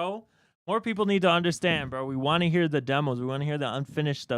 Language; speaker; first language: English; native; English